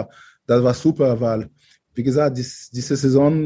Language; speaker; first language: German; non-native, fluent; French